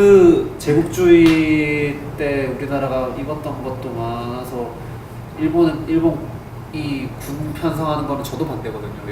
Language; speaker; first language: Korean; native; Korean